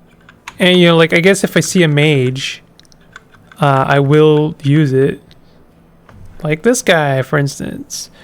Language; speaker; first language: English; native; English